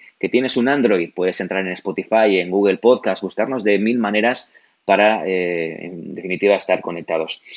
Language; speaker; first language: Spanish; native; Spanish